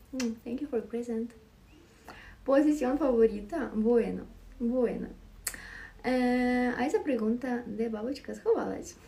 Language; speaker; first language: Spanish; non-native, learner; Russian